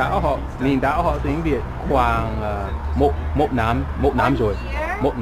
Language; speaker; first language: Vietnamese; non-native, learner; English